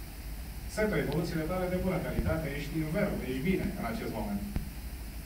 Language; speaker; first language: Romanian; native; Romanian